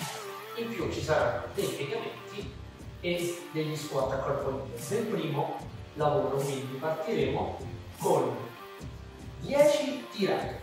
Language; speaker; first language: Italian; native; Italian